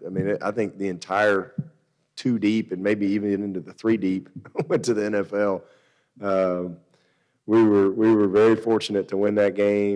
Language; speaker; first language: English; native; English